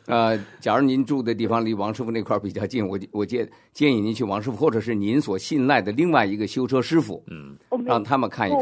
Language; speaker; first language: Chinese; native; Chinese